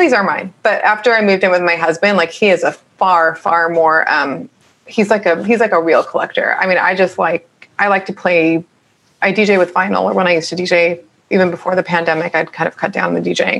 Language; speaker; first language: English; native; English